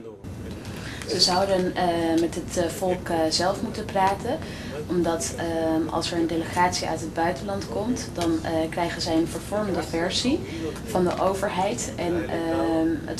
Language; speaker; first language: Dutch; non-native, fluent; Spanish